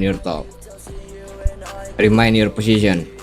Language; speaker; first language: English; non-native, learner; Indonesian